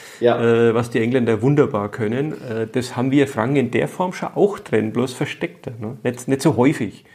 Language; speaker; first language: German; native; German